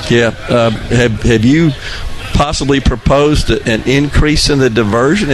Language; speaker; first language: English; native; English